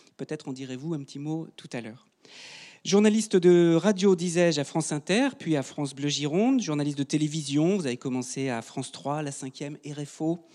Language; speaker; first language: French; native; French